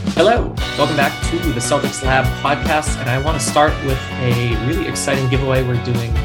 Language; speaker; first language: English; native; English